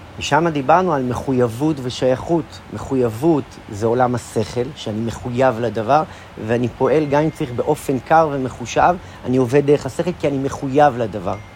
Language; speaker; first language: Hebrew; native; Hebrew